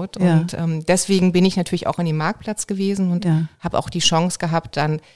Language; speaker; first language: German; native; German